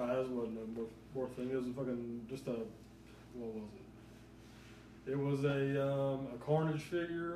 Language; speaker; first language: English; native; English